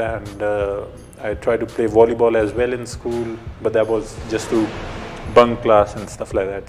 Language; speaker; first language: English; non-native, local second language; Punjabi